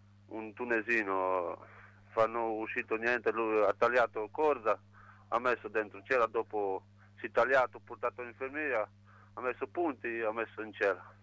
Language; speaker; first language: Italian; non-native, learner; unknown